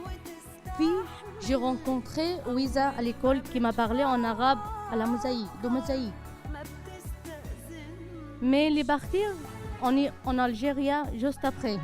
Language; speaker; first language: French; non-native, learner; Arabic